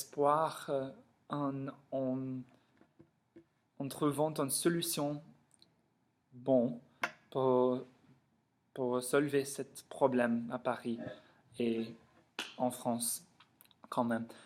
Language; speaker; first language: French; non-native, learner; English